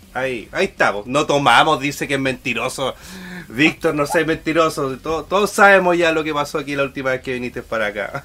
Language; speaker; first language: Spanish; native; Spanish